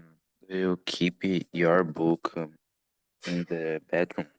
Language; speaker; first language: English; non-native, learner; Portuguese